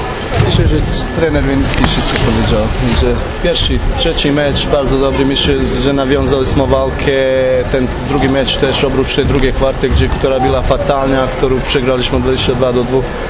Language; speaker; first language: Polish; non-native, fluent; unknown